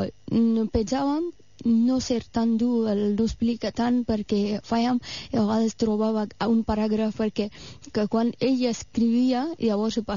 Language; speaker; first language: Catalan; non-native, fluent; Persian